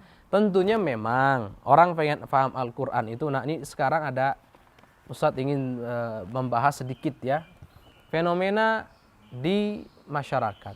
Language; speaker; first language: Indonesian; native; Indonesian